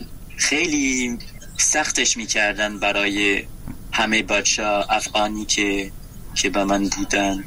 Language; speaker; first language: Persian; non-native, learner; French